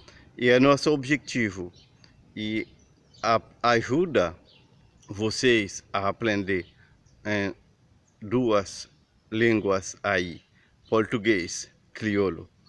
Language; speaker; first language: Portuguese; non-native, learner; Haitian Creole